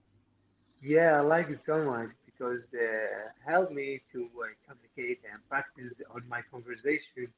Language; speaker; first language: English; non-native, learner; Arabic